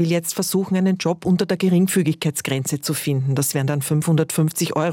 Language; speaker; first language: German; native; German